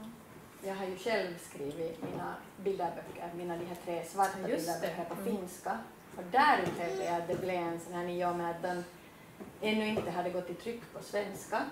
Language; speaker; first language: Swedish; native; Swedish